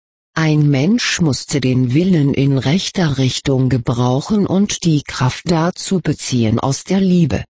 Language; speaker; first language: German; native; German